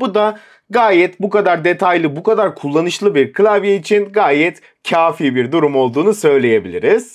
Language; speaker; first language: Turkish; native; Turkish